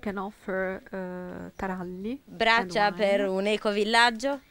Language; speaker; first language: Italian; native; Italian